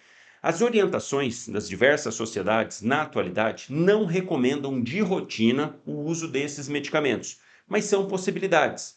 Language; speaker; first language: Portuguese; native; Portuguese